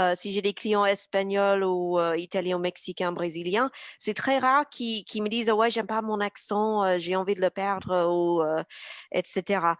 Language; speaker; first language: French; native; French